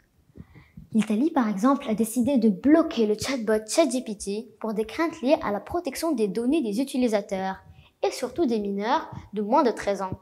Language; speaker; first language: French; non-native, local second language; Arabic